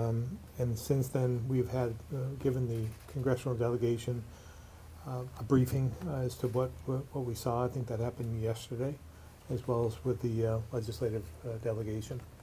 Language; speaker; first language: English; native; English